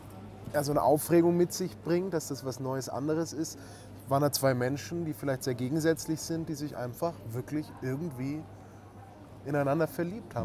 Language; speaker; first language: German; native; German